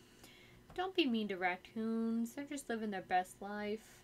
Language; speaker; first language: English; native; English